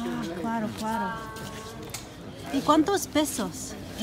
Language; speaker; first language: Spanish; non-native, learner; English